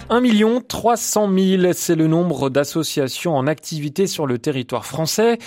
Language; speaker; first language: French; native; French